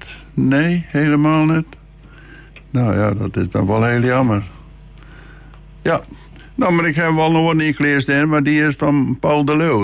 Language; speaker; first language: Dutch; non-native, local second language; Western Frisian